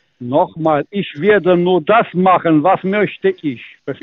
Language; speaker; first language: German; non-native, learner; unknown